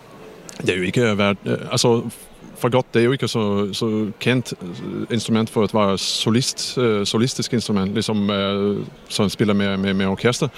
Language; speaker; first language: Danish; non-native, fluent; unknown